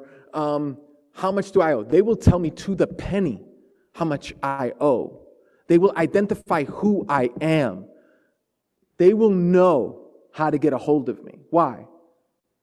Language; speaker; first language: English; native; English